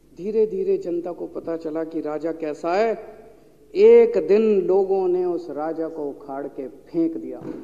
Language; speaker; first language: Hindi; native; Hindi